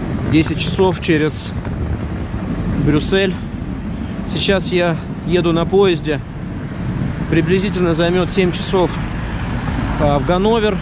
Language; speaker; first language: Russian; native; Russian